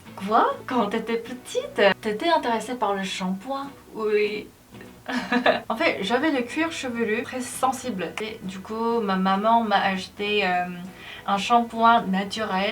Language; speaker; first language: French; non-native, learner; Korean